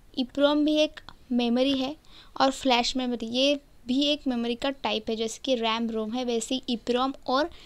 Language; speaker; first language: Hindi; non-native, local second language; Marathi